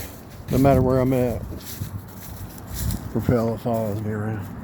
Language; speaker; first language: English; native; English